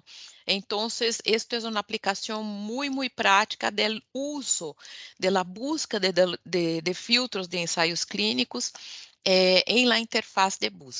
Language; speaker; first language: Spanish; non-native, fluent; Portuguese